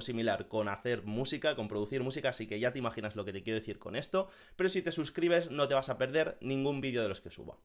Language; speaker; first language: Spanish; native; Spanish